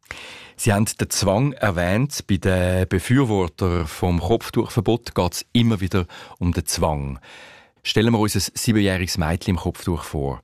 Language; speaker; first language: German; native; German